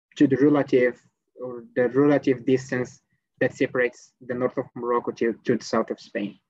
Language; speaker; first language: English; non-native, fluent; Arabic